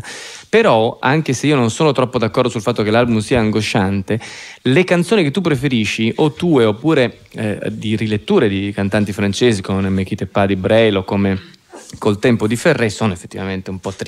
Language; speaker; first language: Italian; native; Italian